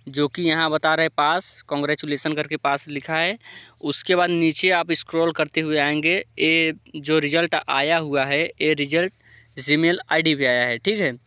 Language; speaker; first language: Hindi; native; Hindi